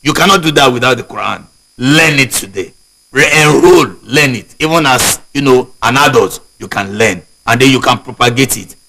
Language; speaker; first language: English; non-native, local second language; Yoruba